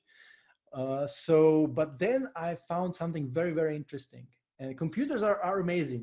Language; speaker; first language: English; non-native, fluent; Slovak